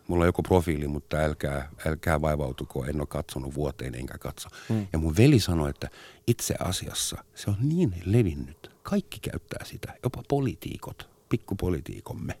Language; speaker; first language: Finnish; non-native, fluent; German